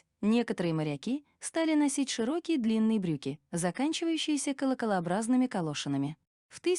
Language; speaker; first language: Russian; native; Russian